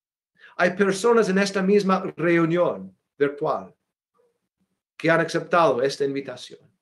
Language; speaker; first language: Spanish; non-native, fluent; English